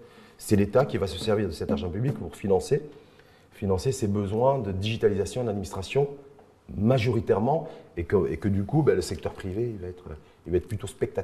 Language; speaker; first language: French; non-native, local second language; Arabic